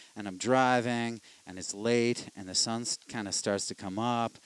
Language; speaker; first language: English; native; English